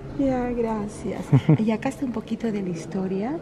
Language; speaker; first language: Spanish; native; Spanish